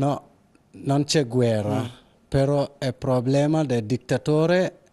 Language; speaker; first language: Italian; non-native, learner; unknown